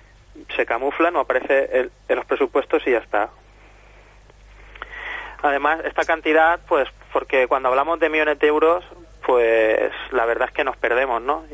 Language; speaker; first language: Spanish; native; Spanish